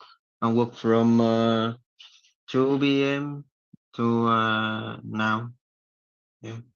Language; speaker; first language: English; non-native, learner; Vietnamese